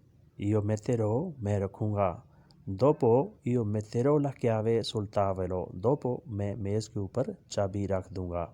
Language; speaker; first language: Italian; non-native, learner; Urdu